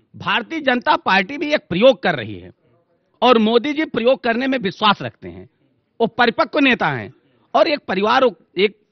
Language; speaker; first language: Hindi; native; Hindi